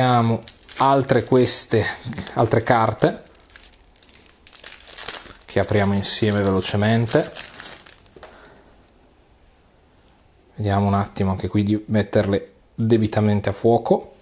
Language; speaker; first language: Italian; native; Italian